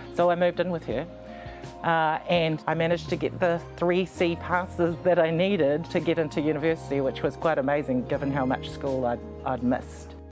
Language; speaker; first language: English; native; English